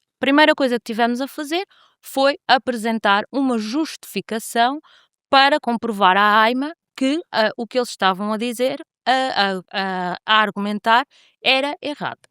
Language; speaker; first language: Portuguese; native; Portuguese